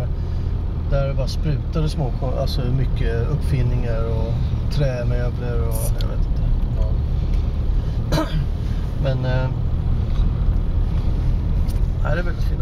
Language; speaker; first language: Swedish; native; Swedish